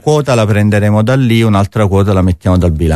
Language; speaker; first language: Italian; native; Italian